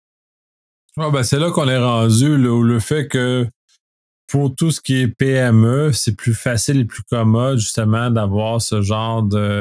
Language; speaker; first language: French; native; French